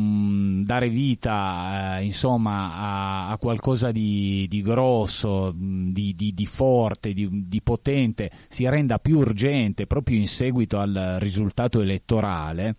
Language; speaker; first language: Italian; native; Italian